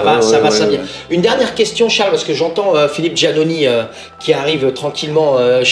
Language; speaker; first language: French; native; French